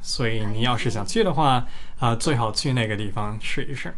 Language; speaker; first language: Chinese; early bilingual, other home language; English